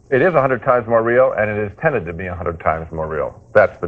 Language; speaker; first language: English; native; English